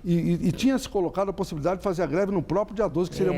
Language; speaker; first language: Portuguese; native; Portuguese